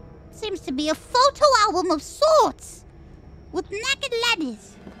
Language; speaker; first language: English; early bilingual, other home language; Spanish